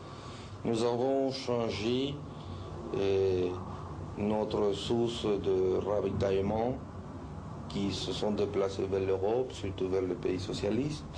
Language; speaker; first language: French; non-native, learner; Spanish